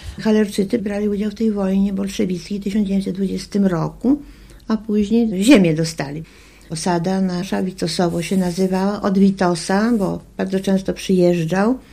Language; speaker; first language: Polish; native; Polish